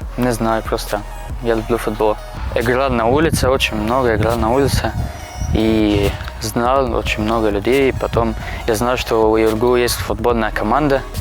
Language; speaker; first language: Russian; non-native, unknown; Arabic